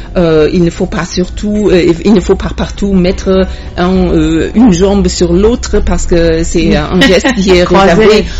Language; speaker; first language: French; non-native, fluent; German